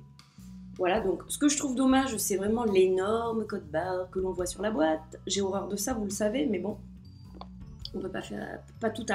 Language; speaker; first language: French; native; French